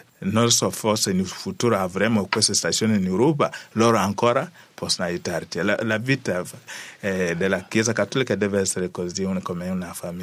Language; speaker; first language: Italian; non-native, learner; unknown